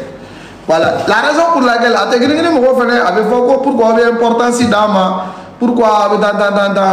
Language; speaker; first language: French; non-native, local second language; Bambara